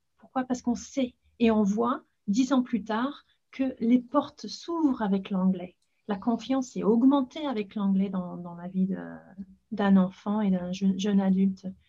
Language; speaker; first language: French; non-native, fluent; English